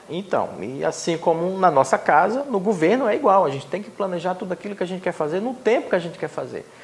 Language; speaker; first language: Portuguese; non-native, local second language; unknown